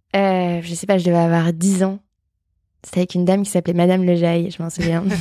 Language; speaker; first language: French; native; French